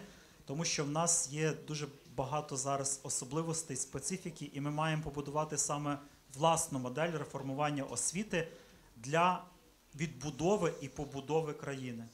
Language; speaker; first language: Ukrainian; native; Ukrainian